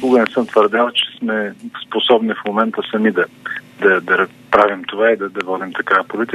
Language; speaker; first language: Bulgarian; native; Bulgarian